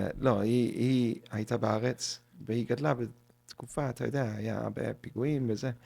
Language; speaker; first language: Hebrew; non-native, fluent; English